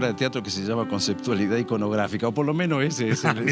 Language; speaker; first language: Spanish; native; Spanish